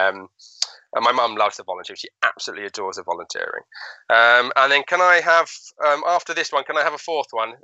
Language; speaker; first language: English; native; English